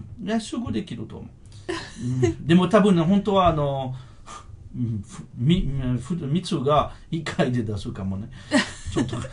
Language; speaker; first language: Japanese; non-native, fluent; French